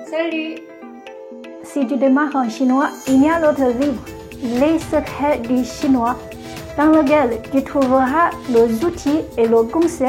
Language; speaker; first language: French; non-native, fluent; Chinese